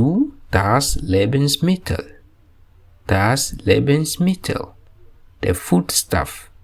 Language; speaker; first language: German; non-native, fluent; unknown